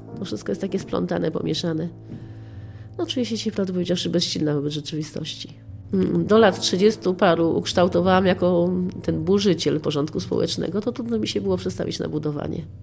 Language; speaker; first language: Polish; native; Polish